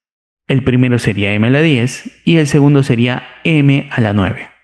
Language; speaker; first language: Spanish; native; Spanish